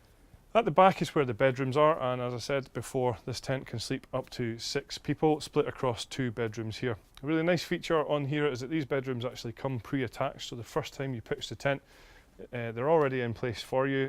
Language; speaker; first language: English; native; English